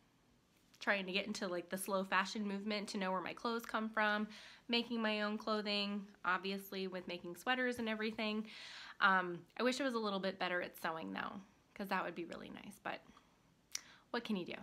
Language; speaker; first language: English; native; English